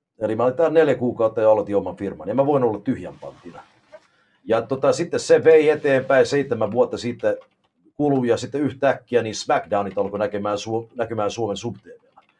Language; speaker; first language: Finnish; early bilingual, heritage; Finnish